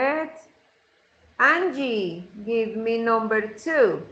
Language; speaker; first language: English; non-native, fluent; Spanish